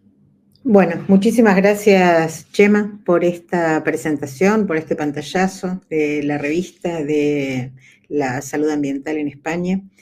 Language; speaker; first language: Spanish; native; Spanish